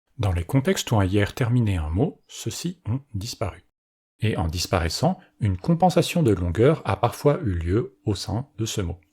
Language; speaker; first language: French; native; French